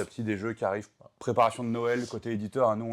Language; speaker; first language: French; native; French